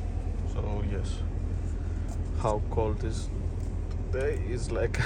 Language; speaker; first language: English; non-native, learner; Greek